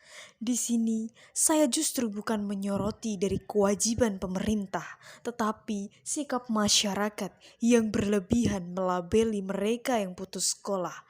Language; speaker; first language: Indonesian; native; Indonesian